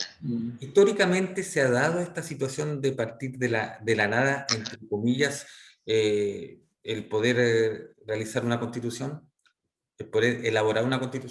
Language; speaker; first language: Spanish; native; Spanish